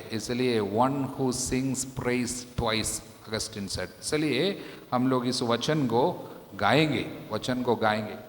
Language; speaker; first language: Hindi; non-native, local second language; Malayalam